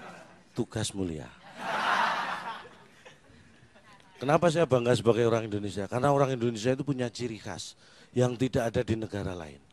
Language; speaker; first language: Indonesian; native; Indonesian